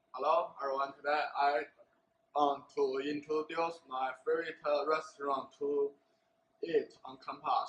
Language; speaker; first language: English; non-native, learner; Chinese